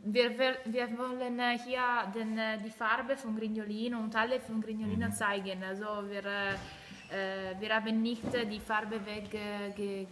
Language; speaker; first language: German; non-native, learner; Italian